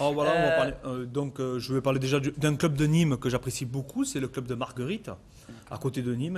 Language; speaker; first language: French; native; French